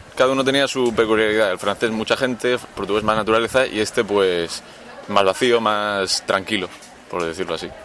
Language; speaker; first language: Spanish; native; Spanish